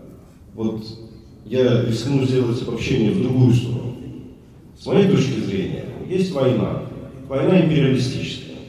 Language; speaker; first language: Russian; native; Russian